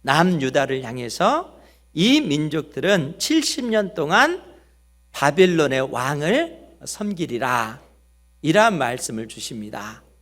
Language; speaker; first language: Korean; native; Korean